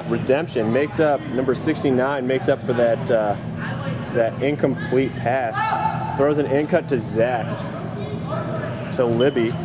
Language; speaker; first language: English; native; English